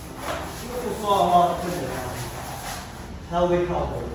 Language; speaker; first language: Chinese; native; Chinese